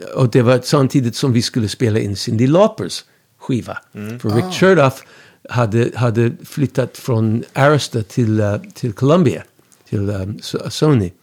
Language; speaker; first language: Swedish; non-native, fluent; English